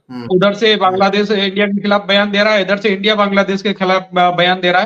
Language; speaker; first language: Hindi; native; Hindi